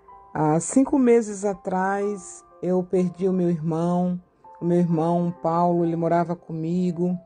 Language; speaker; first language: Portuguese; native; Portuguese